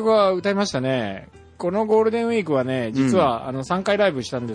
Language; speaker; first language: Japanese; native; Japanese